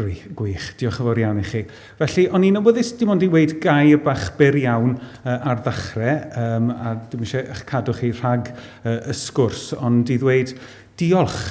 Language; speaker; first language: Welsh; native; Welsh